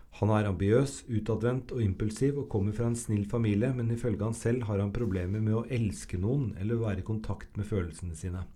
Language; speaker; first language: Norwegian; native; Norwegian